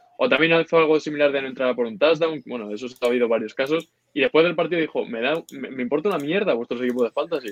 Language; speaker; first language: Spanish; native; Spanish